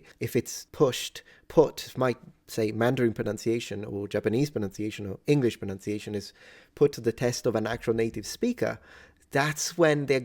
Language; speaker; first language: English; non-native, fluent; Italian